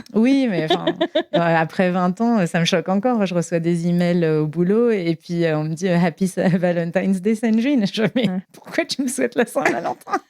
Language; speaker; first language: French; native; French